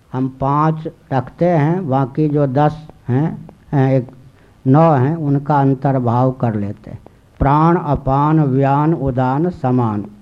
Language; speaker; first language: Hindi; native; Hindi